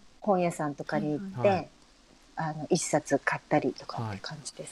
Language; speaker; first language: Japanese; native; Japanese